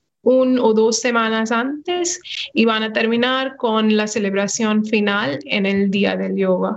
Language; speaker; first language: Spanish; non-native, fluent; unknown